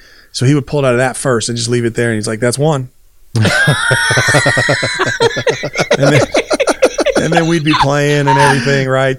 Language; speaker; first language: English; native; English